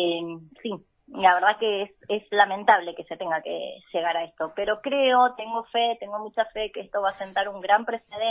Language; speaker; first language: Spanish; native; Spanish